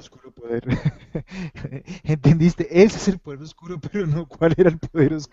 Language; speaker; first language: Spanish; native; Spanish